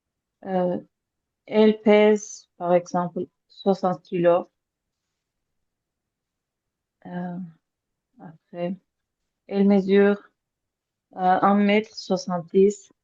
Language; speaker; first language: French; non-native, learner; Azerbaijani